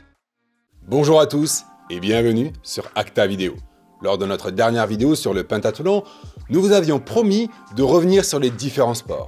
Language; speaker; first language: French; native; French